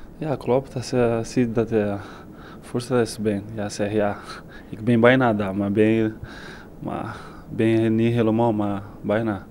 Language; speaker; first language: Dutch; non-native, learner; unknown